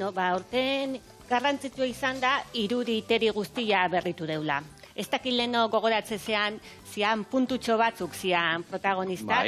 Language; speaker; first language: Basque; native; Basque